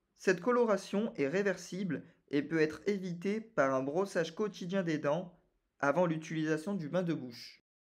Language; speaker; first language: French; native; French